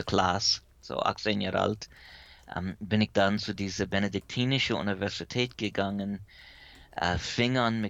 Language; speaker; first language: German; early bilingual, heritage; English